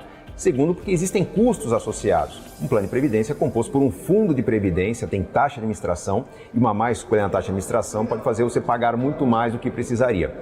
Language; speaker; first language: Portuguese; native; Portuguese